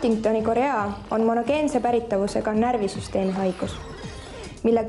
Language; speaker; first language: Estonian; native; Estonian